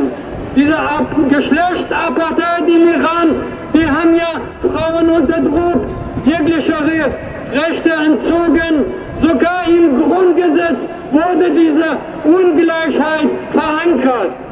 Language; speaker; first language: German; non-native, fluent; Persian